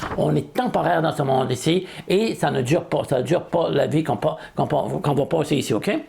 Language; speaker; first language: French; native; French